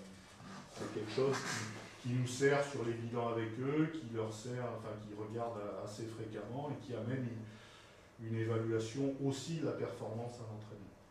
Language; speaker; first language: French; native; French